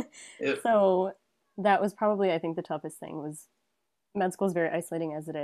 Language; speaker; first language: English; native; English